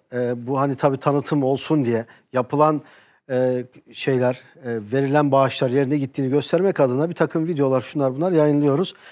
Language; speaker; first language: Turkish; native; Turkish